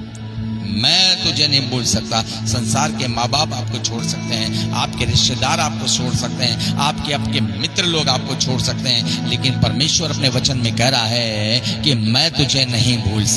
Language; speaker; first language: Hindi; native; Hindi